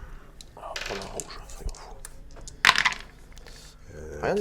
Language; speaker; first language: French; native; French